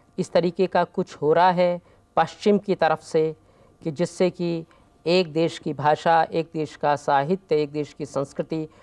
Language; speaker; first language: Hindi; native; Hindi